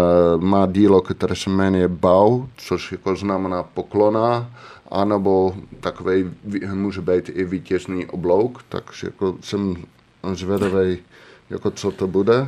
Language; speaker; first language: Czech; non-native, fluent; Dutch